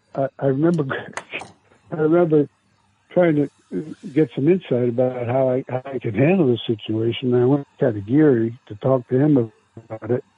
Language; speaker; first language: English; early bilingual, other home language; Italian